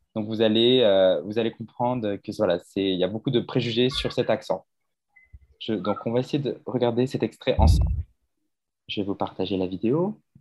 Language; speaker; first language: French; native; French